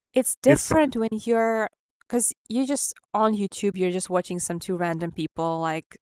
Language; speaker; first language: English; non-native, fluent; Ukrainian